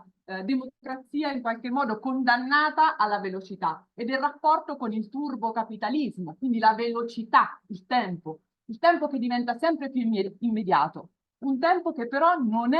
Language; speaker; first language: Italian; native; Italian